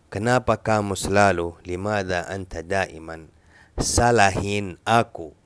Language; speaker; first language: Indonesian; non-native, fluent; Arabic